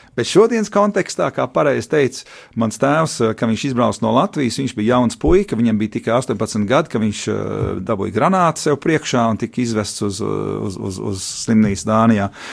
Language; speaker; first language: Latvian; early bilingual, heritage; Latvian